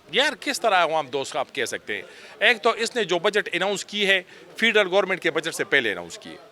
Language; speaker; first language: Urdu; non-native, local second language; Pashto